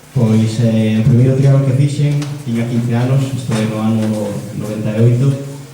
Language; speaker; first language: Galician; native; Galician